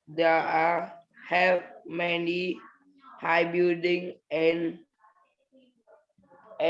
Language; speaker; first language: English; non-native, learner; Vietnamese